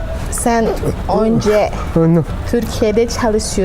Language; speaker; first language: Turkish; non-native, learner; Indonesian